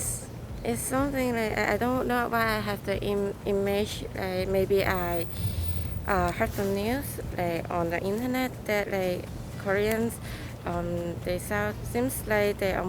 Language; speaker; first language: English; non-native, local second language; Cantonese